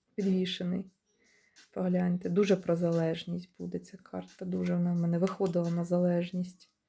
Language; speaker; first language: Ukrainian; non-native, local second language; Russian